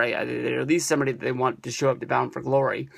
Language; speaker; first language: English; native; English